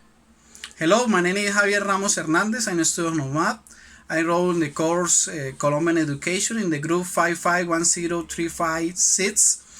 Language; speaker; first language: English; non-native, learner; Spanish